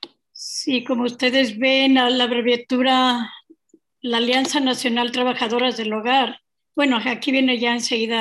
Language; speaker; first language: Spanish; native; Spanish